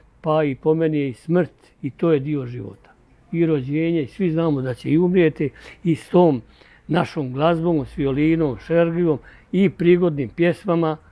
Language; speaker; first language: Bosnian; native; Bosnian